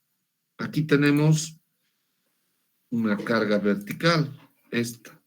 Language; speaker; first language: Spanish; native; Spanish